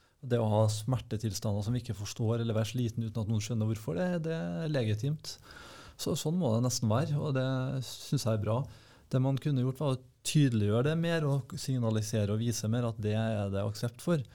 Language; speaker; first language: Norwegian; native; Norwegian